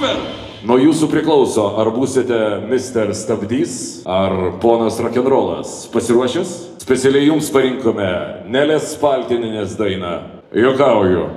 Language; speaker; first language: Lithuanian; native; Lithuanian